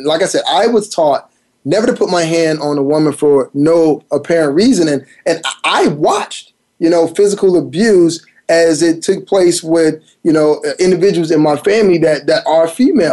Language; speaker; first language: English; native; English